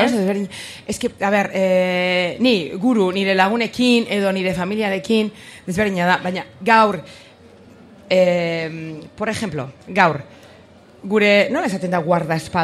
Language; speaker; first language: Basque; non-native, local second language; Spanish